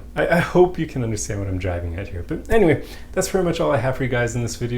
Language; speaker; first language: English; native; English